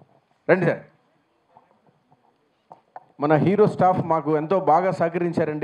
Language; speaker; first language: Telugu; native; Telugu